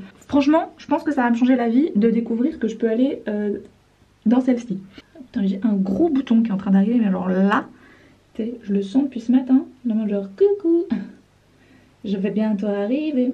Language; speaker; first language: French; native; French